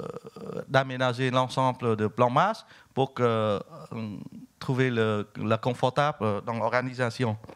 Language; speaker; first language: French; non-native, fluent; Vietnamese